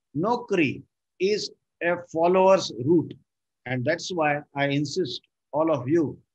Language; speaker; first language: English; non-native, local second language; Marathi